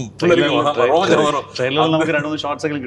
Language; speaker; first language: Tamil; non-native, learner; Malayalam